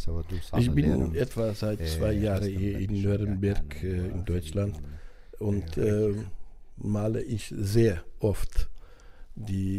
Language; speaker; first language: German; non-native, fluent; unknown